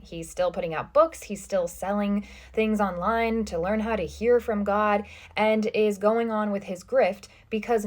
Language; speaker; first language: English; native; English